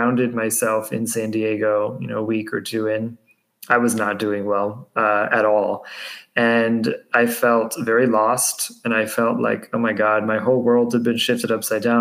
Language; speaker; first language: English; native; English